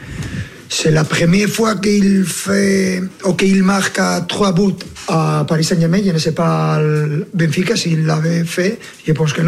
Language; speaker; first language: French; non-native, fluent; Spanish